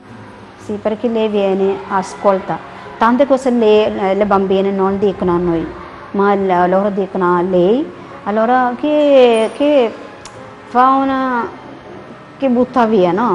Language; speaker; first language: Italian; non-native, learner; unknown